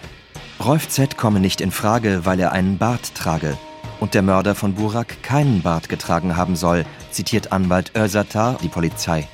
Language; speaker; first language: German; native; German